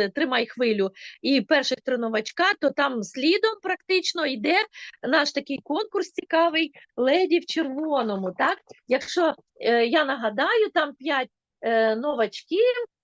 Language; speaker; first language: Ukrainian; non-native, local second language; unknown